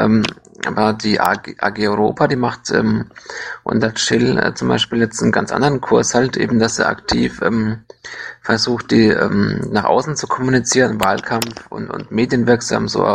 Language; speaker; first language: German; native; German